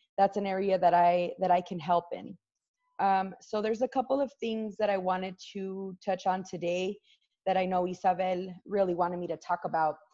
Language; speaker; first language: English; early bilingual, other home language; Spanish